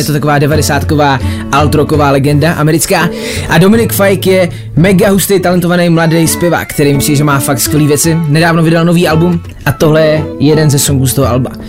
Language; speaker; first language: Czech; native; Czech